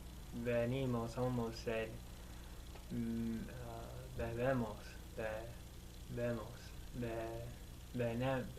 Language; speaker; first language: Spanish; non-native, learner; English